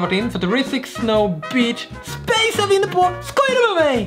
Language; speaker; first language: Swedish; native; Swedish